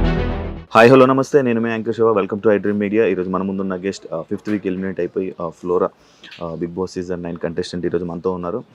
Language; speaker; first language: Telugu; native; Telugu